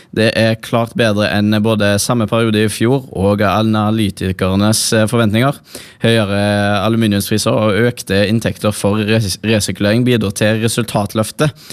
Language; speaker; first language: Norwegian; native; Norwegian